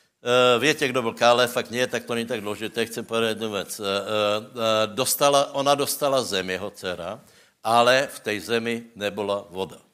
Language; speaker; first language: Czech; non-native, local second language; Slovak